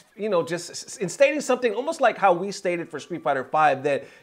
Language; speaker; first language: English; native; English